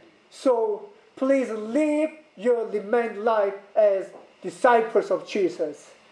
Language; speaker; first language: English; non-native, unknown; Korean